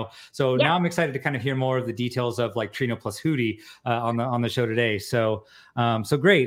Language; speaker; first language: English; native; English